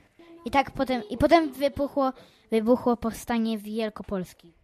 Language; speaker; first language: Polish; early bilingual, heritage; English